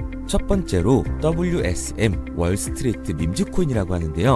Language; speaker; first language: Korean; native; Korean